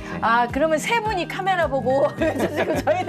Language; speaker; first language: Korean; native; Korean